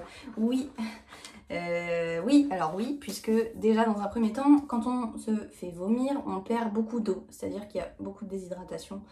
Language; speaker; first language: French; native; French